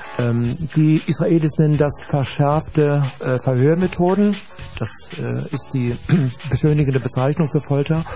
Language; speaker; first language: German; native; German